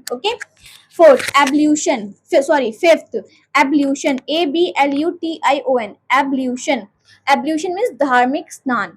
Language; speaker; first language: Hindi; native; Hindi